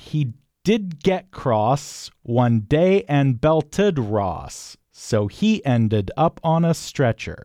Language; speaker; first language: English; native; English